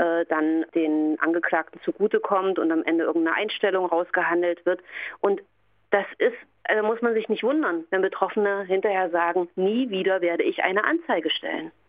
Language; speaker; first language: German; native; German